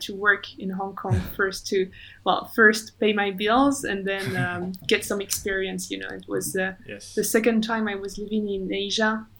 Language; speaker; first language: English; non-native, fluent; French